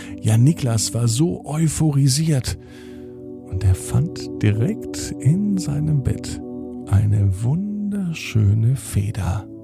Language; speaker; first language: German; native; German